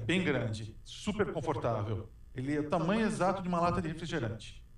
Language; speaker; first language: Portuguese; native; Portuguese